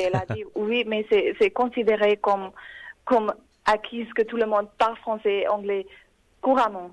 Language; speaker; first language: French; non-native, fluent; English